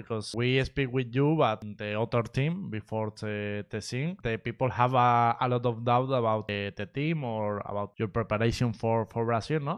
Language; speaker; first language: English; non-native, learner; Spanish